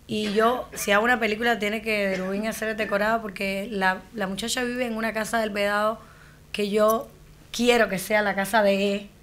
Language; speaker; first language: Spanish; native; Spanish